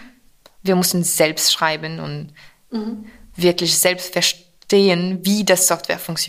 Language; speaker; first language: German; non-native, fluent; French